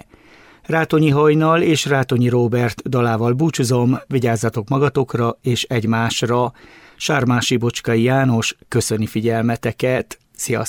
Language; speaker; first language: Hungarian; native; Hungarian